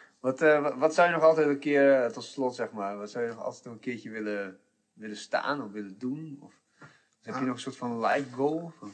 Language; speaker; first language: Dutch; early bilingual, other home language; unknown